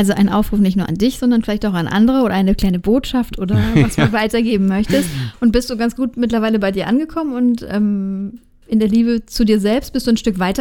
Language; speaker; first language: German; native; German